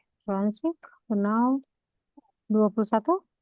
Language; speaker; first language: German; non-native, fluent; Indonesian